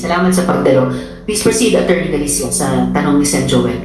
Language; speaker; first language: Filipino; native; Filipino